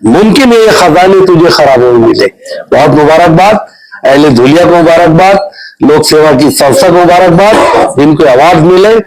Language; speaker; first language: Urdu; native; Urdu